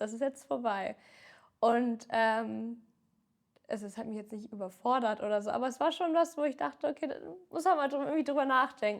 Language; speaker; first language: German; native; German